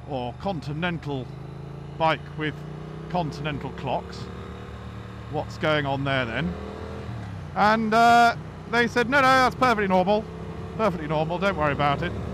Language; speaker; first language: English; native; English